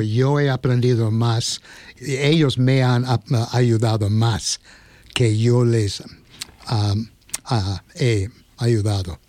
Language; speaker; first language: Spanish; non-native, fluent; English